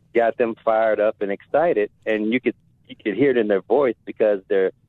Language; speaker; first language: English; native; English